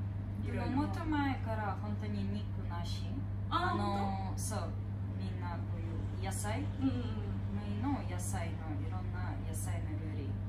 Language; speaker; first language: Japanese; non-native, learner; Ukrainian